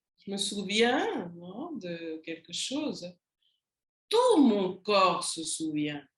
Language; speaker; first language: French; non-native, learner; Spanish